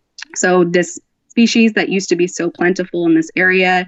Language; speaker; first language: English; native; English